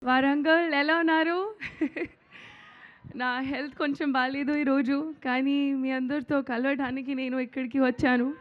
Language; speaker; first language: Telugu; non-native, learner; Hindi